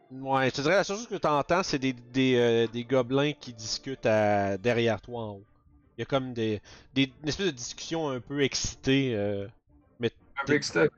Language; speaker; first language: French; native; French